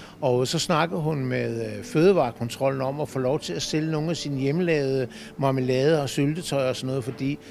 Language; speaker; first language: Danish; native; Danish